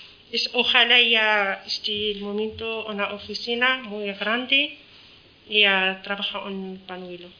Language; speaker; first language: Spanish; non-native, learner; Arabic